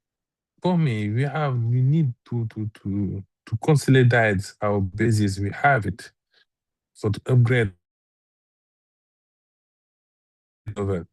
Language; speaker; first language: English; non-native, learner; French